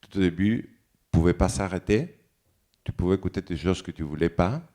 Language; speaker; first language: French; non-native, fluent; Spanish